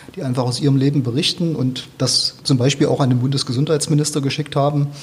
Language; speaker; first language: German; native; German